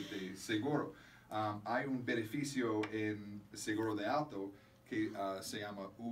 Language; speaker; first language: Spanish; non-native, fluent; English